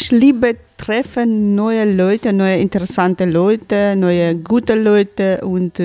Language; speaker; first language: German; non-native, learner; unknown